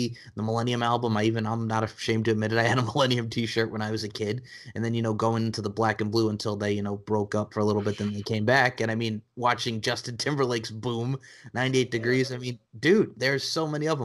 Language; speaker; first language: English; native; English